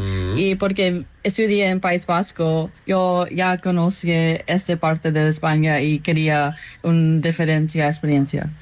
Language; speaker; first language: Spanish; non-native, learner; English